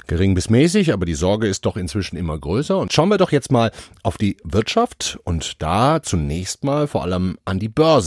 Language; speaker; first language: German; native; German